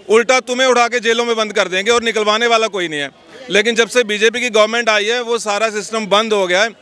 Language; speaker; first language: Hindi; native; Hindi